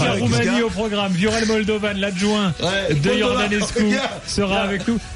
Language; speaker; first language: French; native; French